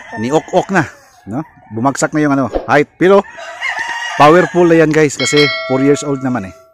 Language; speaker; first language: Filipino; non-native, local second language; Cebuano